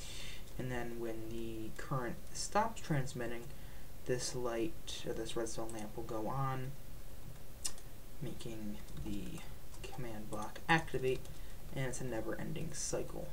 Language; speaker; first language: English; native; English